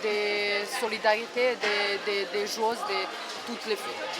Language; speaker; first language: French; non-native, fluent; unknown